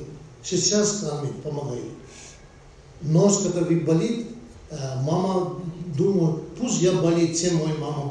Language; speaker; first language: Russian; non-native, learner; Tibetan